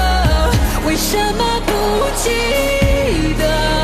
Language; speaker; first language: Chinese; non-native, learner; Thai